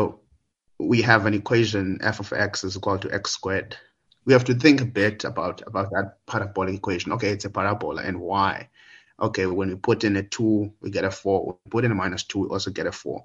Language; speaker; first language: English; non-native, local second language; Xhosa